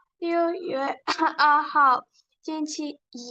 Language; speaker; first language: Chinese; non-native, learner; Burmese